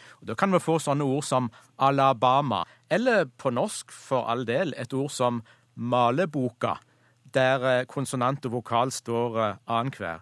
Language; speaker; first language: Norwegian; native; Norwegian